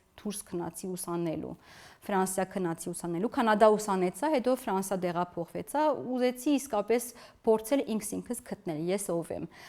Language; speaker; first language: Armenian; early bilingual, heritage; Armenian